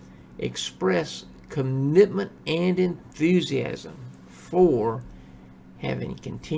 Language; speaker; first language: English; native; English